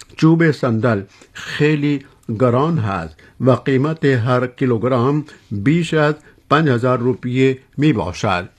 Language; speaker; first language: Persian; non-native, fluent; Urdu